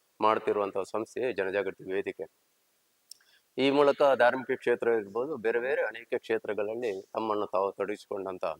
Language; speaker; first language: Kannada; native; Kannada